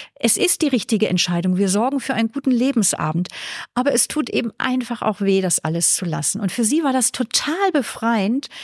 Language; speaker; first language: German; native; German